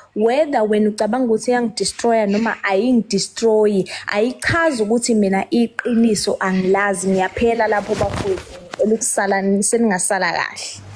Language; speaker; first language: Zulu; native; Zulu